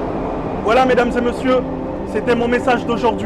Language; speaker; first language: French; native; French